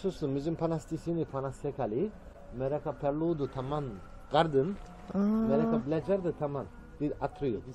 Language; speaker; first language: Indonesian; non-native, learner; Turkish